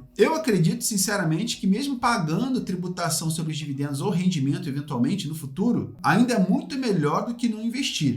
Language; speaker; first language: Portuguese; native; Portuguese